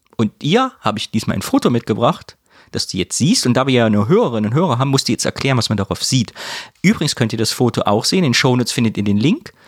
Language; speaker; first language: German; native; German